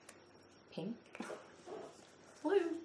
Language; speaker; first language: English; native; English